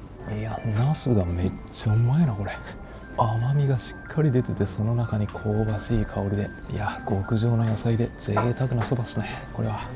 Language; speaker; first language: Japanese; native; Japanese